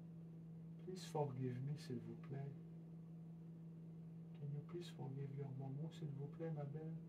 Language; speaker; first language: French; non-native, learner; English